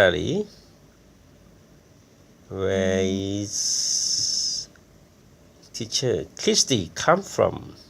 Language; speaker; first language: English; non-native, learner; Thai